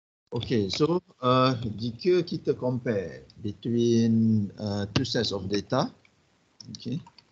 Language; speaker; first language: English; non-native, local second language; Malay